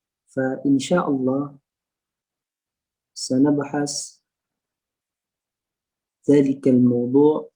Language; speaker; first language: Arabic; non-native, fluent; Indonesian